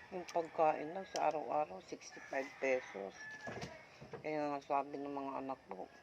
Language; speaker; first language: Filipino; non-native, local second language; Bikol